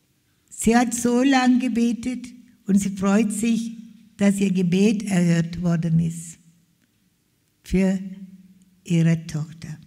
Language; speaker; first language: German; non-native, fluent; Malayalam